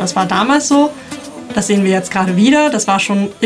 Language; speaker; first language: German; native; German